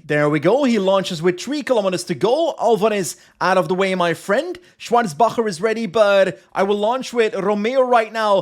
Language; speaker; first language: English; non-native, fluent; Dutch